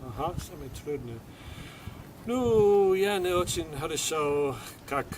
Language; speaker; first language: Russian; non-native, fluent; English